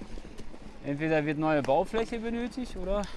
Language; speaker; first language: German; native; German